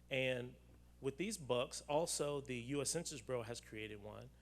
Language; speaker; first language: English; native; English